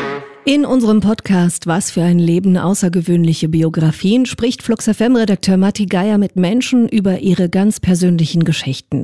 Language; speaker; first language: German; native; German